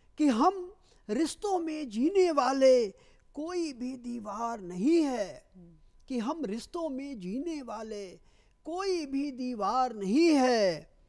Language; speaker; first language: Hindi; native; Hindi